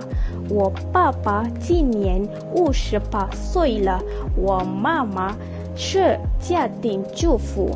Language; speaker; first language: Chinese; non-native, learner; Malay